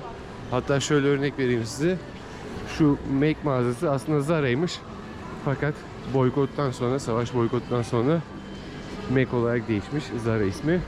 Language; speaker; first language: Turkish; native; Turkish